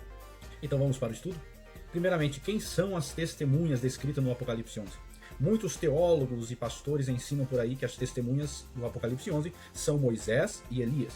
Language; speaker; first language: Portuguese; native; Portuguese